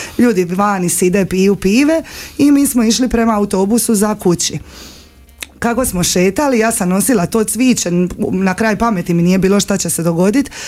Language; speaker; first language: Croatian; native; Croatian